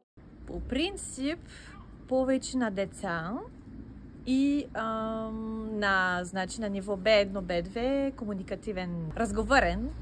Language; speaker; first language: Bulgarian; non-native, fluent; French